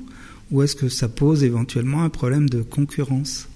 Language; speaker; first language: French; native; French